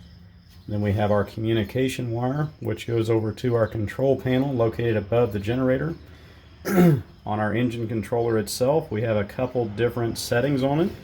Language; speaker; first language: English; native; English